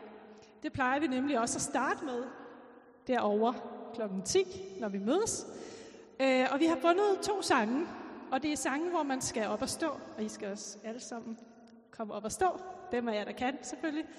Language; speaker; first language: Danish; native; Danish